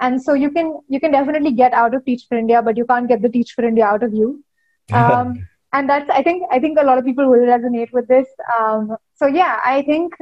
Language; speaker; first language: English; non-native, local second language; Hindi